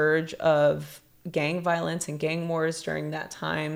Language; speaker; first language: English; native; English